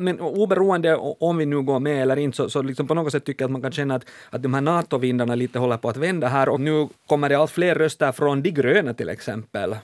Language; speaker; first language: Swedish; native; Swedish